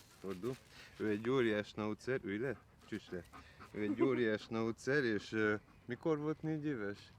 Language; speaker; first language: Hungarian; native; Hungarian